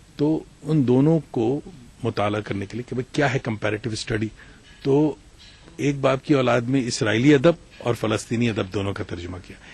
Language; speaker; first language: Urdu; native; Urdu